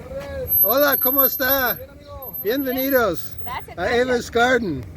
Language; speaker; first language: Spanish; non-native, learner; English